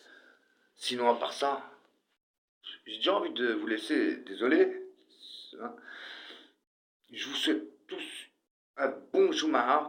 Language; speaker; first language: French; early bilingual, other home language; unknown